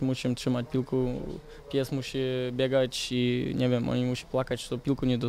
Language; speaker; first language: Polish; non-native, learner; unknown